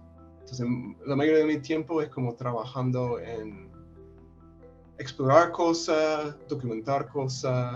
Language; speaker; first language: Spanish; non-native, fluent; English